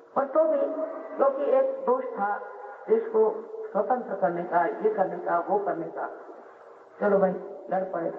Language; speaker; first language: Hindi; non-native, local second language; Marathi